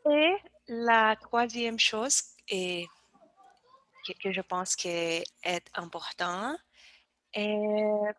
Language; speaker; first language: French; non-native, learner; Portuguese